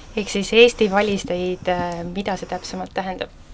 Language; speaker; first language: Estonian; native; Estonian